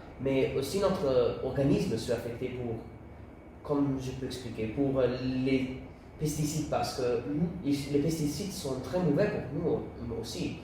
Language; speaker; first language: French; non-native, learner; Italian